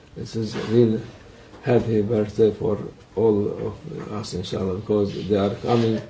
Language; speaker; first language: English; non-native, learner; Turkish